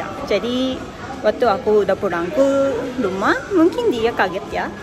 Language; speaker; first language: Indonesian; non-native, fluent; Japanese